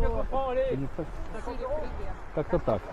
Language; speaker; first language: Russian; native; Russian